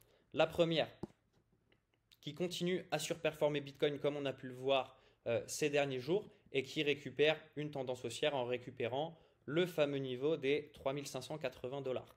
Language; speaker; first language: French; native; French